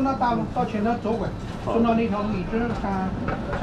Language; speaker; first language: Chinese; native; Chinese